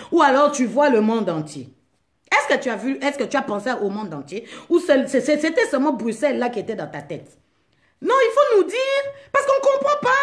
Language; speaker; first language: French; non-native, local second language; Lingala